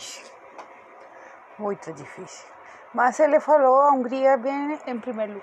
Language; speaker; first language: Portuguese; non-native, fluent; Spanish